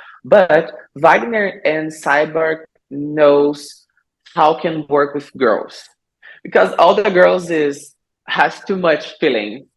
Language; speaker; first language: English; non-native, learner; Portuguese